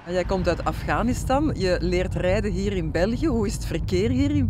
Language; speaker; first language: Dutch; native; Dutch